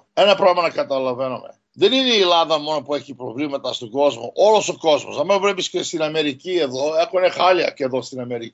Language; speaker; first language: Greek; early bilingual, heritage; Greek